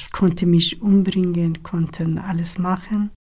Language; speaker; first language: German; non-native, learner; Kurdish